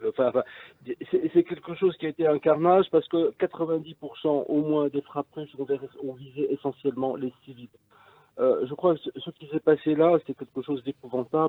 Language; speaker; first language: French; native; French